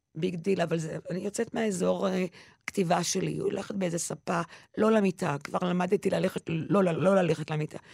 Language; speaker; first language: Hebrew; non-native, local second language; French